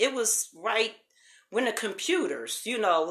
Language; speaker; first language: English; native; English